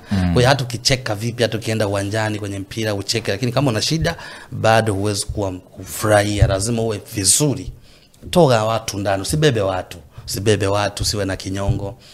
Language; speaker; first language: Swahili; native; Swahili